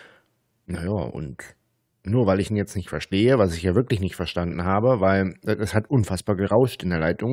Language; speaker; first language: German; native; German